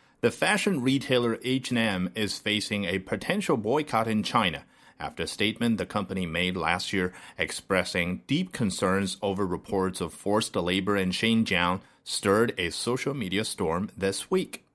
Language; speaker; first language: English; non-native, fluent; Chinese